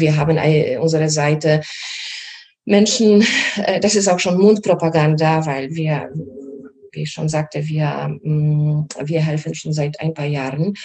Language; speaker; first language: German; non-native, fluent; Polish